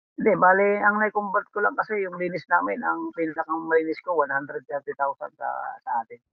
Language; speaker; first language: Filipino; native; Filipino